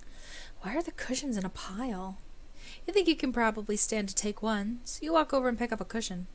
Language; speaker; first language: English; native; English